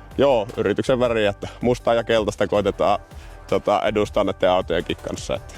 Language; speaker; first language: Finnish; native; Finnish